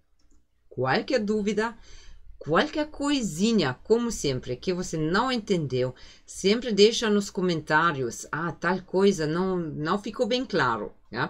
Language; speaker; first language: Portuguese; non-native, fluent; German